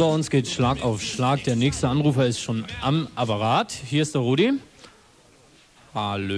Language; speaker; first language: German; native; German